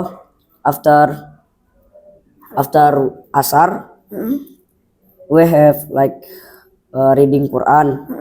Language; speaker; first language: English; non-native, learner; Indonesian